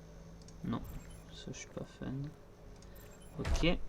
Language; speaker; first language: French; native; French